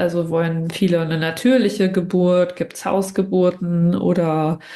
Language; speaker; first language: German; native; German